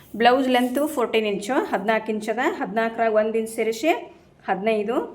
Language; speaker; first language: Kannada; native; Kannada